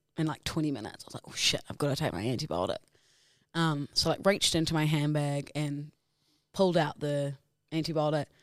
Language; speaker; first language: English; native; English